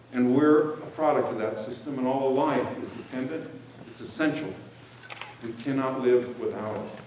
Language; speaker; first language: English; native; English